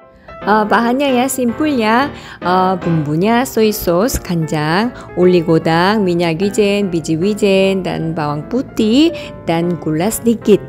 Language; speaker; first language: Indonesian; non-native, fluent; Korean